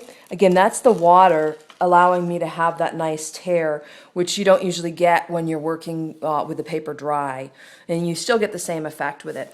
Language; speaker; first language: English; native; English